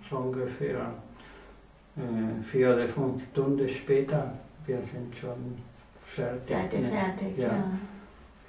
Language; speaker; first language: German; non-native, learner; Spanish